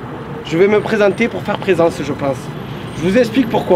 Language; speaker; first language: French; native; French